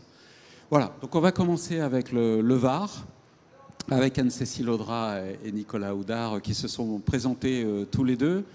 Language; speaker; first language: French; native; French